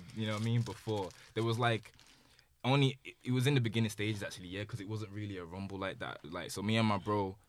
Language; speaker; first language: English; native; English